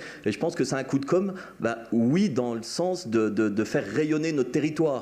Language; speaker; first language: French; native; French